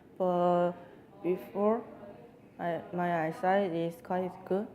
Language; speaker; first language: English; non-native, learner; Korean